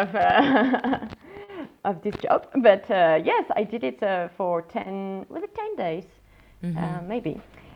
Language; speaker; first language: English; non-native, fluent; French